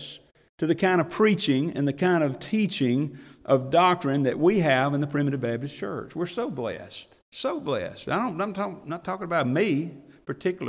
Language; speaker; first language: English; native; English